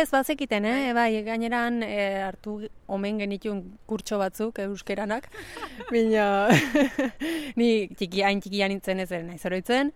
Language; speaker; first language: Basque; early bilingual, other home language; Spanish